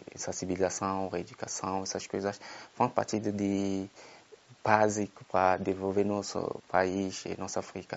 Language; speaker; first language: Portuguese; non-native, fluent; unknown